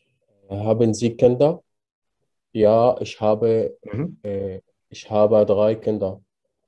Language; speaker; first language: German; non-native, learner; Arabic